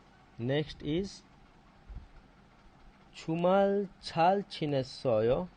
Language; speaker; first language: Korean; non-native, fluent; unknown